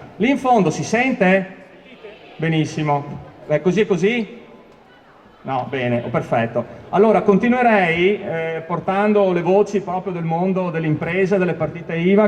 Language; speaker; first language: Italian; native; Italian